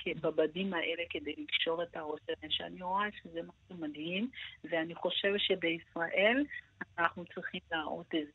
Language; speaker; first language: Hebrew; non-native, fluent; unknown